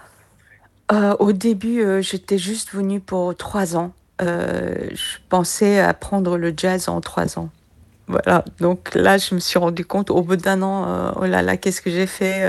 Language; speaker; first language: French; non-native, fluent; Korean